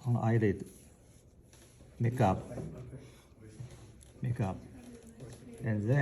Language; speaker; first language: English; non-native, fluent; Chinese